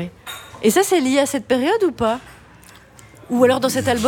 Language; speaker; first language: French; native; French